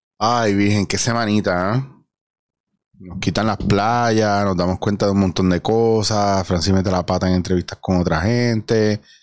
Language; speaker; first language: Spanish; native; Spanish